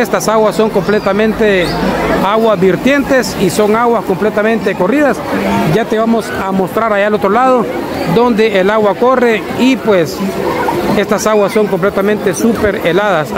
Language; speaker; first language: Spanish; native; Spanish